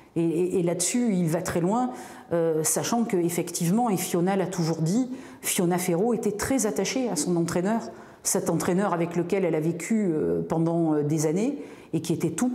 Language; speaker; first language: French; native; French